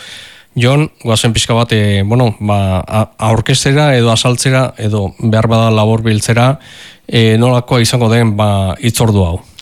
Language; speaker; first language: Basque; native; Basque